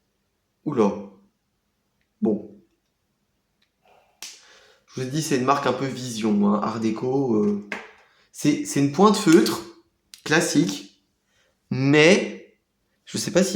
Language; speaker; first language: French; native; French